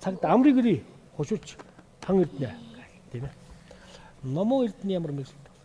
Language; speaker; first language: Mongolian; native; Mongolian